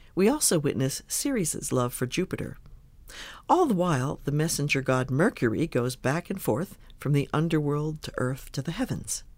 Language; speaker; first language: English; native; English